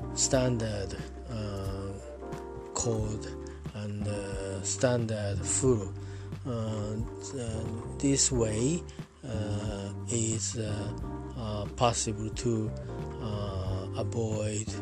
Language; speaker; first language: English; non-native, learner; Japanese